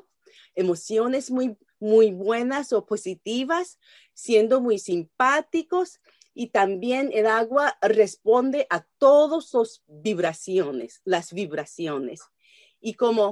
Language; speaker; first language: Spanish; non-native, learner; Japanese